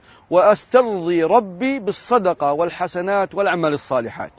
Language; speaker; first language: Arabic; native; Arabic